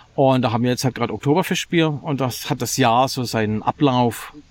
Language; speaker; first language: German; native; German